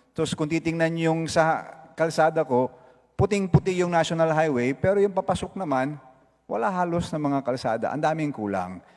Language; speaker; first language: Filipino; non-native, local second language; Cebuano